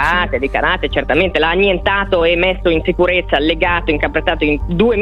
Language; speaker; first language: Italian; native; Italian